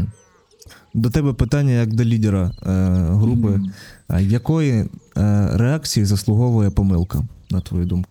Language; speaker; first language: Ukrainian; native; Ukrainian